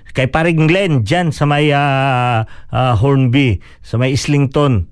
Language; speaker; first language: Filipino; non-native, local second language; Cebuano